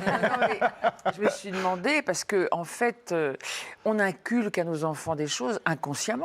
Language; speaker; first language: French; native; French